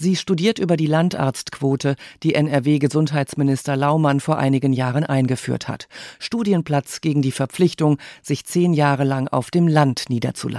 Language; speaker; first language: German; native; German